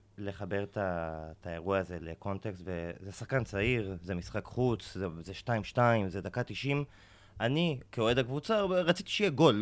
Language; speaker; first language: Hebrew; native; Hebrew